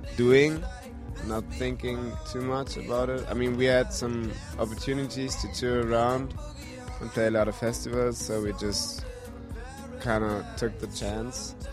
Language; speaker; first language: English; non-native, fluent; German